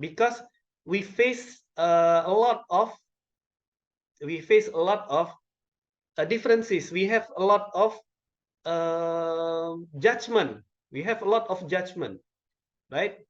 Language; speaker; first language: English; non-native, local second language; Indonesian